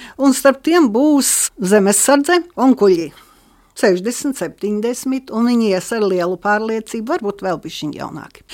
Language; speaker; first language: Latvian; native; Latvian